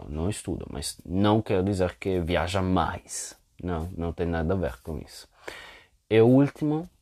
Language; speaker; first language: Portuguese; non-native, fluent; Italian